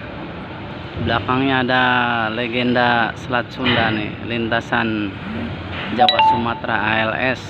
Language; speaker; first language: Indonesian; native; Indonesian